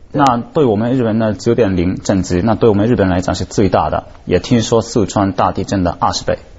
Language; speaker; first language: Chinese; non-native, fluent; Japanese